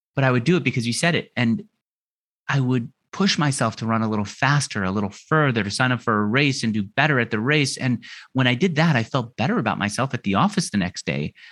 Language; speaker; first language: English; native; English